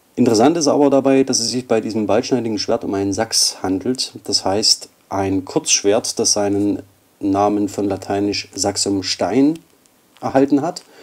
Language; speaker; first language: German; native; German